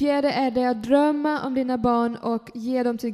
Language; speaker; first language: Swedish; non-native, fluent; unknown